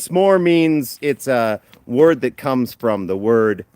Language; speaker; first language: English; native; English